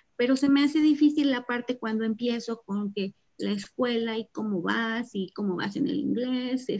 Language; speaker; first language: Spanish; native; Spanish